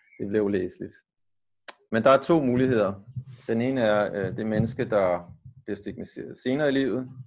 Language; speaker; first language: Danish; native; Danish